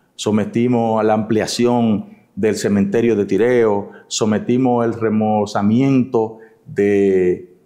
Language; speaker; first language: Spanish; native; Spanish